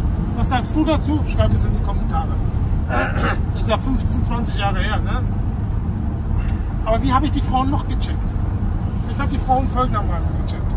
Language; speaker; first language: German; native; German